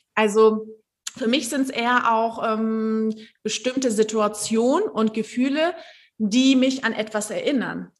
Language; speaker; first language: German; early bilingual, other home language; Turkish